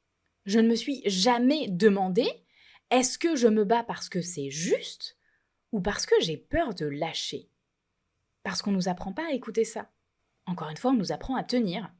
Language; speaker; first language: French; native; French